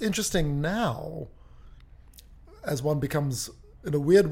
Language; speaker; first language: English; native; English